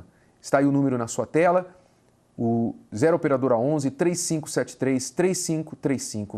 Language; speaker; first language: Portuguese; native; Portuguese